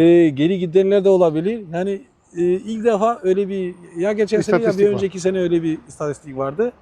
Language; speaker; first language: Turkish; non-native, fluent; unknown